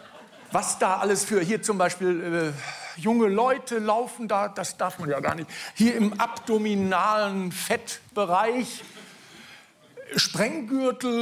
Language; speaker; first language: German; native; German